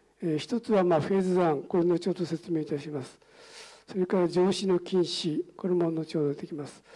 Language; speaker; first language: Japanese; native; Japanese